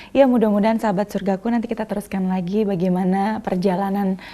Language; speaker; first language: Indonesian; native; Indonesian